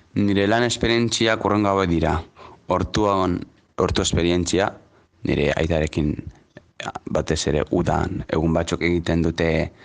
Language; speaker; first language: Basque; early bilingual, other home language; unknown